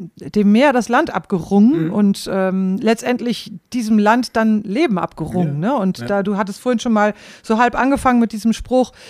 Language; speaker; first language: German; native; German